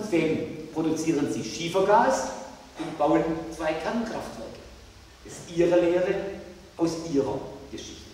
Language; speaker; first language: German; native; German